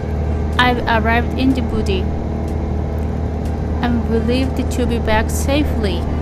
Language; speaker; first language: English; non-native, learner; Japanese